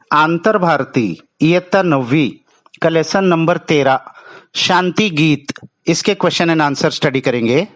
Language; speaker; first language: Hindi; non-native, local second language; Marathi